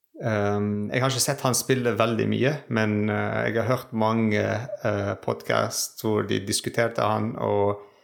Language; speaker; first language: Norwegian; non-native, fluent; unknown